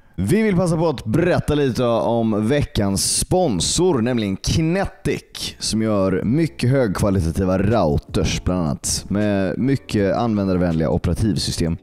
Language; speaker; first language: Swedish; native; Swedish